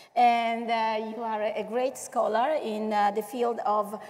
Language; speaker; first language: English; non-native, fluent; Italian